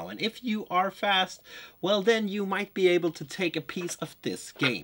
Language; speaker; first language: English; non-native, fluent; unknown